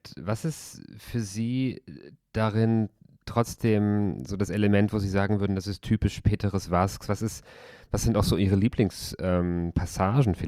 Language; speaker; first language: German; native; German